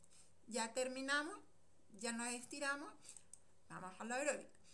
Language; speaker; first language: Spanish; native; Spanish